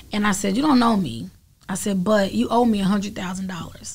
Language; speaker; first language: English; native; English